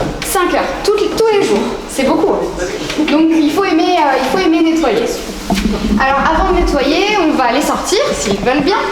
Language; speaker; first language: French; native; French